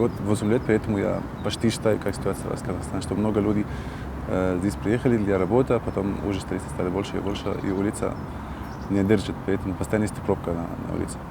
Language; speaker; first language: Russian; non-native, learner; Arabic